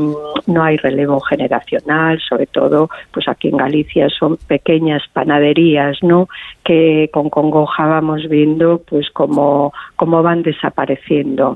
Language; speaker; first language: Spanish; native; Spanish